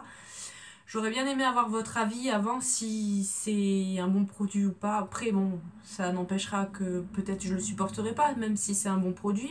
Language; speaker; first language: French; native; French